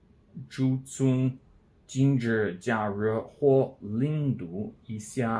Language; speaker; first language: Chinese; non-native, learner; English